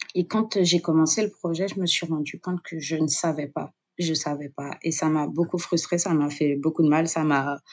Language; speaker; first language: French; native; French